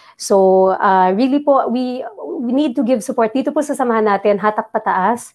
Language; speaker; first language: Filipino; non-native, local second language; Bikol